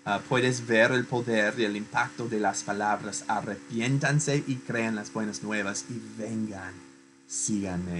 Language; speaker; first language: Spanish; non-native, fluent; English